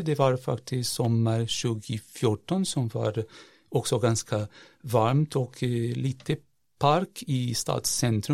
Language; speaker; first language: Swedish; non-native, fluent; Portuguese